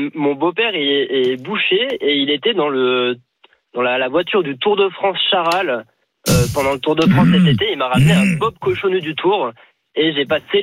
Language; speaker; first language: French; native; French